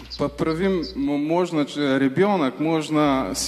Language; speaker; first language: Russian; non-native, learner; Bulgarian